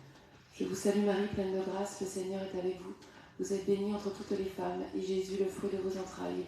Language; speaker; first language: French; native; French